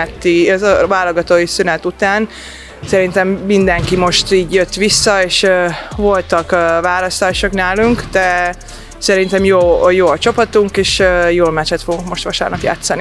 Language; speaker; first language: Hungarian; non-native, fluent; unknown